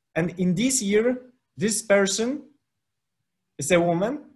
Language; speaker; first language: English; non-native, fluent; Polish